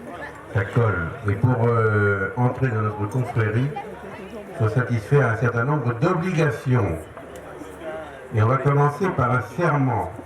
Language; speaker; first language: French; native; French